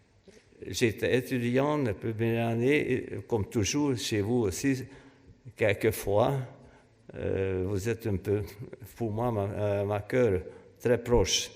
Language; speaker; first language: French; non-native, fluent; Hungarian